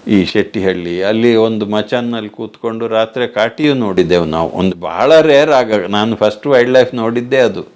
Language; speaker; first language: Kannada; native; Kannada